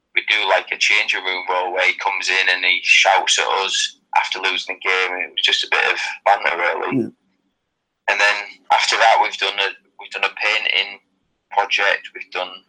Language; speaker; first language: English; native; English